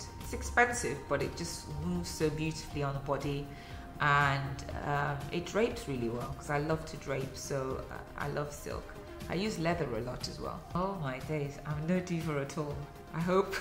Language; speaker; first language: English; early bilingual, other home language; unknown